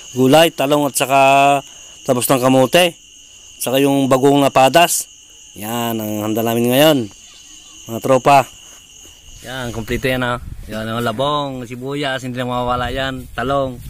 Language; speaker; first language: Filipino; non-native, local second language; Pangasinan